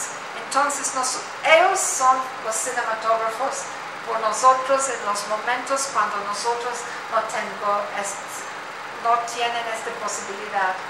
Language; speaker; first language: Spanish; non-native, learner; English